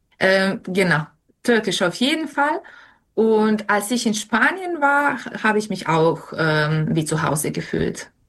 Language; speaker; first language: German; non-native, fluent; Serbian